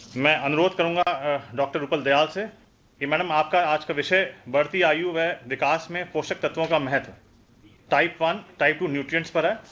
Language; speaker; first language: Hindi; native; Hindi